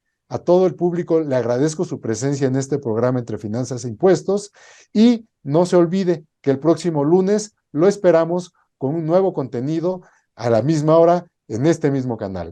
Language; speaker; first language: Spanish; native; Spanish